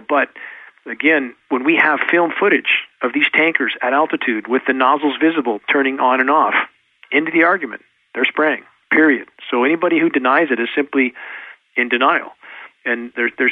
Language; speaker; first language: English; native; English